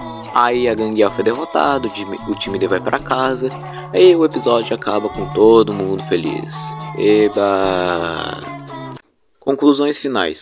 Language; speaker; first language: Portuguese; native; Portuguese